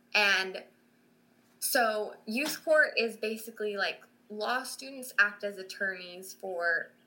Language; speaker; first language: English; native; English